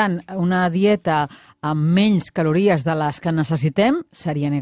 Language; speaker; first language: Catalan; native; Catalan